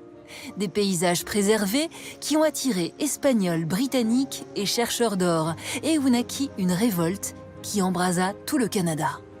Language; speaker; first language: French; native; French